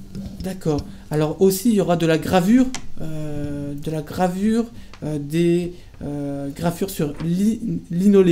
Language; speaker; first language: French; native; French